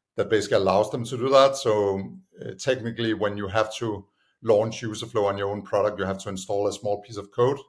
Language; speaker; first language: English; non-native, fluent; Danish